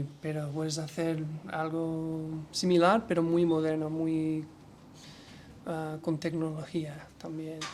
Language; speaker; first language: Spanish; non-native, learner; English